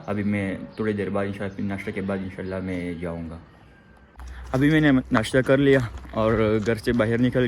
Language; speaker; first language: Hindi; non-native, local second language; Pashto